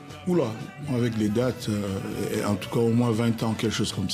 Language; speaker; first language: French; non-native, local second language; Lingala